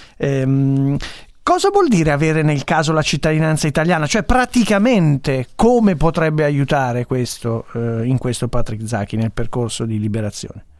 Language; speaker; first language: Italian; native; Italian